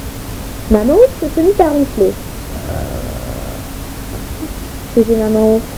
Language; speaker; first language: French; native; French